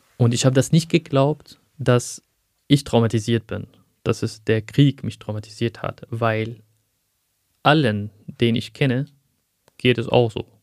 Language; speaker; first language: German; non-native, fluent; Arabic